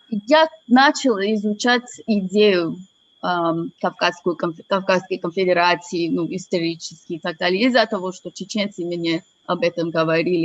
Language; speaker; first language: Russian; non-native, fluent; English